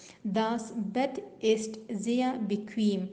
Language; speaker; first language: German; non-native, learner; Urdu